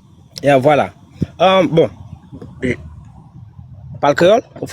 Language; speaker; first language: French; non-native, learner; Haitian Creole